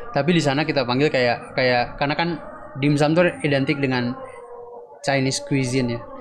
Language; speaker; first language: Indonesian; native; Indonesian